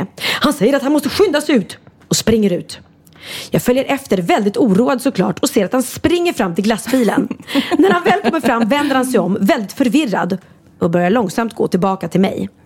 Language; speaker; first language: Swedish; native; Swedish